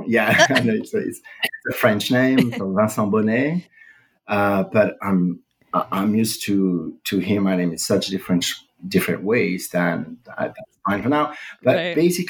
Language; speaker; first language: English; non-native, fluent; French